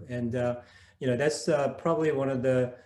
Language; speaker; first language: English; native; English